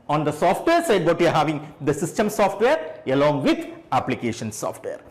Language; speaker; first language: English; non-native, local second language; Malayalam